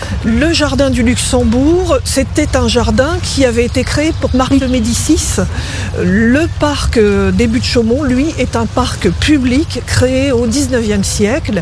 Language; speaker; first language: French; native; French